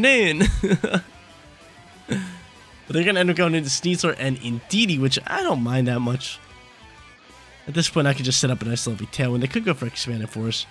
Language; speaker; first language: English; native; English